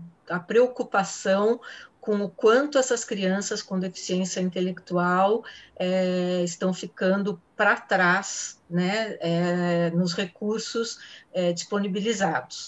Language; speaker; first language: Portuguese; native; Portuguese